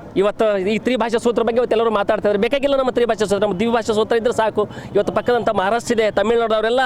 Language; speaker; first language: Kannada; native; Kannada